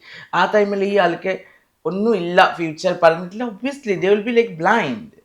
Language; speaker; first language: Malayalam; non-native, fluent; Assamese